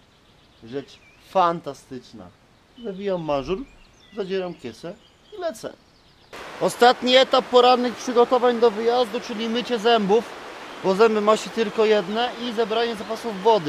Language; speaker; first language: Polish; native; Polish